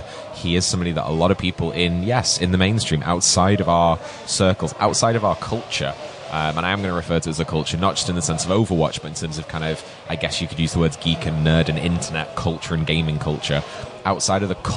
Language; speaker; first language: English; native; English